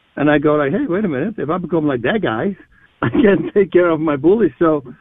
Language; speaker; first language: English; non-native, fluent; Dutch